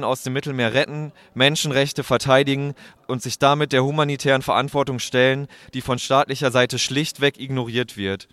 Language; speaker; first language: German; native; German